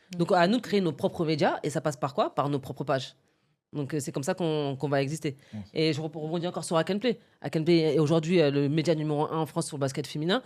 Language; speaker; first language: French; early bilingual, other home language; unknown